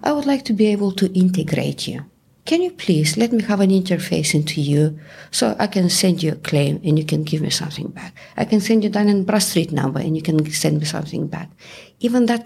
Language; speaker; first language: English; non-native, fluent; Bulgarian